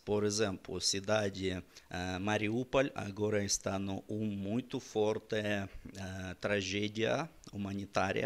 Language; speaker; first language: Portuguese; non-native, learner; Russian